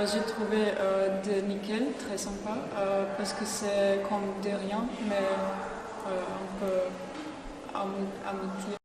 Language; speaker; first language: French; non-native, learner; Croatian